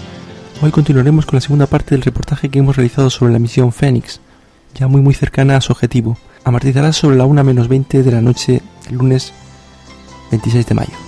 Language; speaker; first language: Spanish; native; Spanish